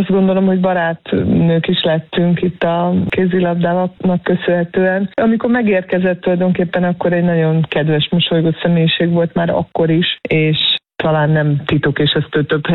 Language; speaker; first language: Hungarian; native; Hungarian